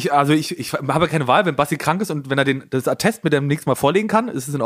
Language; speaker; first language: German; native; German